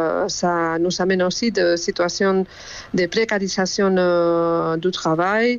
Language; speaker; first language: French; non-native, fluent; Spanish